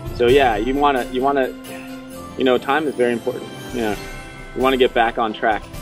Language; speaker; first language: English; native; English